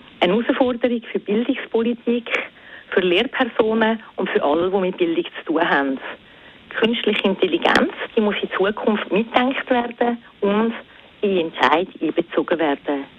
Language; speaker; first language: German; native; German